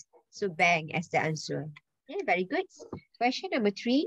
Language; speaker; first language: English; non-native, local second language; Malay